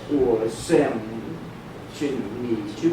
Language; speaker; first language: Chinese; non-native, learner; Vietnamese